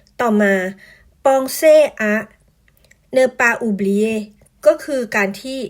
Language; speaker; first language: Thai; native; Thai